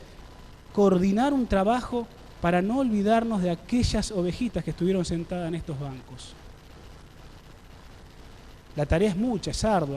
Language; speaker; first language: Spanish; native; Spanish